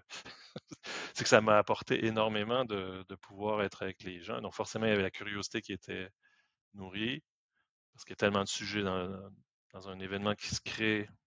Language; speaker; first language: French; native; French